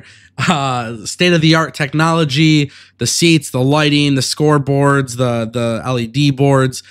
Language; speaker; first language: English; native; English